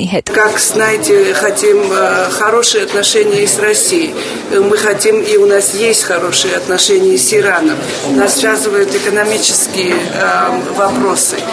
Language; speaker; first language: Russian; non-native, fluent; Georgian